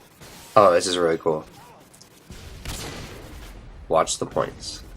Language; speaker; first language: English; native; English